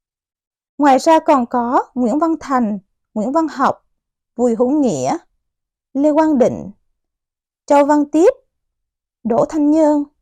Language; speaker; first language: Vietnamese; native; Vietnamese